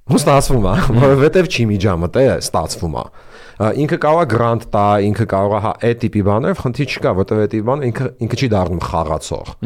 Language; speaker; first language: Armenian; early bilingual, heritage; Armenian